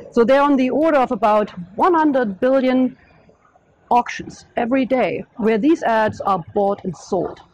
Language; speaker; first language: English; non-native, fluent; German